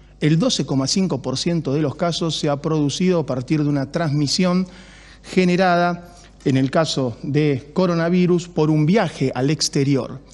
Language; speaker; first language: Spanish; native; Spanish